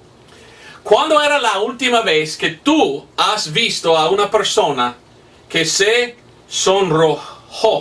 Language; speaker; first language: Spanish; non-native, fluent; English